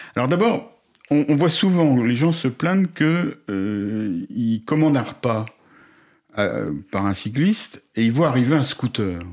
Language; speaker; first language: French; native; French